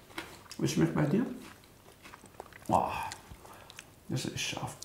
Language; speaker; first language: German; non-native, fluent; Arabic